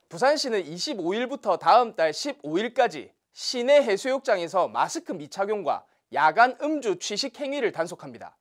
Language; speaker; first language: Korean; native; Korean